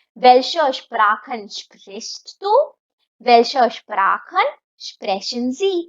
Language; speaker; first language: German; non-native, fluent; Hindi